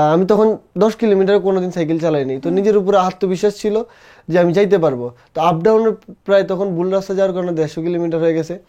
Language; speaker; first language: Bangla; native; Bangla